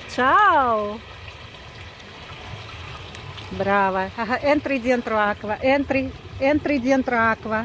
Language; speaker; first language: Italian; non-native, learner; Russian